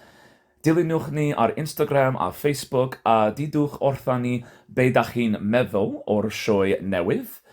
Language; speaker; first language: Welsh; non-native, fluent; English